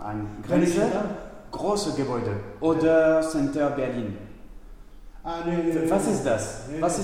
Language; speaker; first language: German; non-native, learner; French